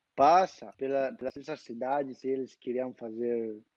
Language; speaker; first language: Portuguese; non-native, fluent; Arabic